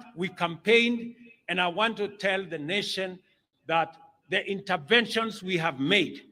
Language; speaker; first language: English; non-native, local second language; Kalenjin